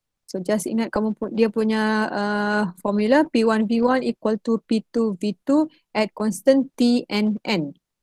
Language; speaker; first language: English; non-native, local second language; Malay